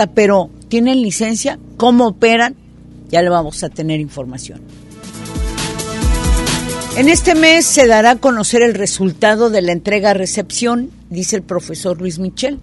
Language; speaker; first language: Spanish; native; Spanish